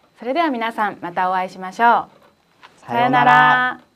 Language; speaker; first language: Japanese; native; Japanese